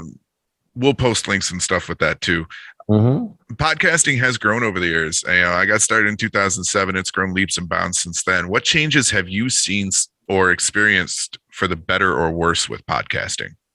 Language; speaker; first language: English; native; English